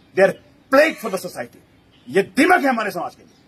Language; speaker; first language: Hindi; native; Hindi